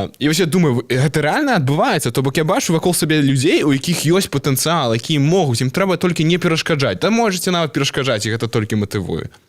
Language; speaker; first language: Belarusian; non-native, local second language; Russian